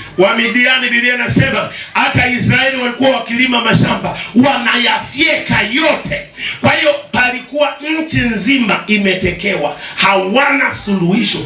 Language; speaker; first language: Swahili; native; Swahili